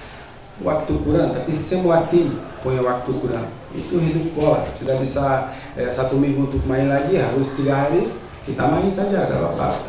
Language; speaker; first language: Indonesian; non-native, learner; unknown